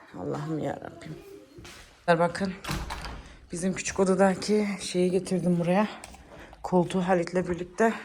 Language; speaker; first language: Turkish; early bilingual, heritage; Turkish